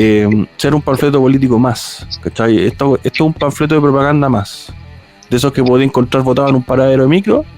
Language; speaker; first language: Spanish; native; Spanish